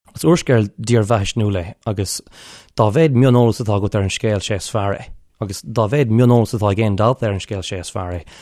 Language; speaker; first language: Irish; non-native, local second language; English